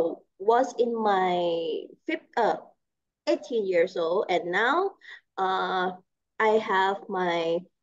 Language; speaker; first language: English; non-native, learner; Thai